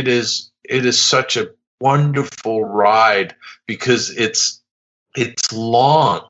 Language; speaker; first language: English; native; English